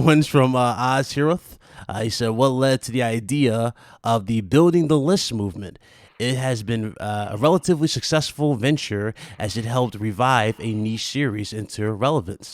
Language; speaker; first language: English; native; English